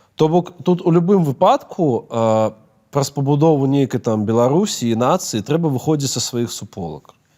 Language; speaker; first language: Belarusian; non-native, local second language; Russian